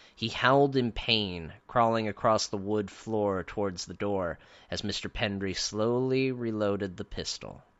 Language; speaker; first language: English; native; English